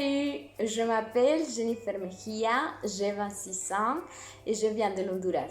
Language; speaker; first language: French; non-native, fluent; Spanish